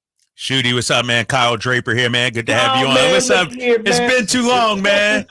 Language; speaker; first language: English; native; English